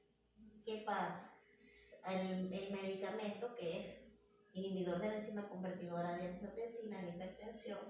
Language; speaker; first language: Spanish; native; Spanish